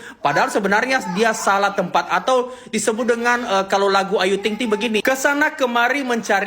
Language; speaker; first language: Indonesian; native; Indonesian